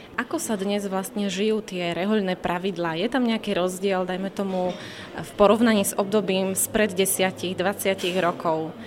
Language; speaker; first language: Slovak; native; Slovak